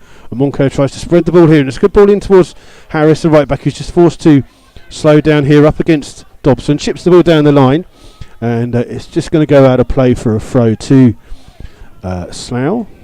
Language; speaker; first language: English; native; English